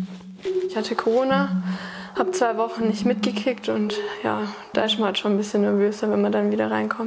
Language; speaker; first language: German; native; German